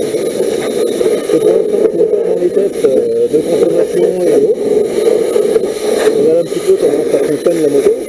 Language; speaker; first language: French; native; French